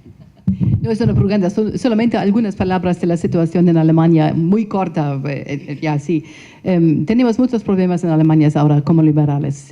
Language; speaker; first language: Spanish; non-native, fluent; German